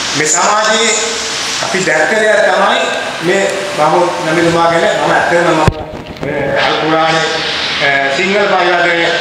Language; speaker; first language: Sinhala; native; Sinhala